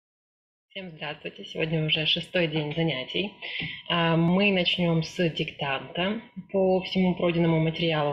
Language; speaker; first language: Russian; native; Russian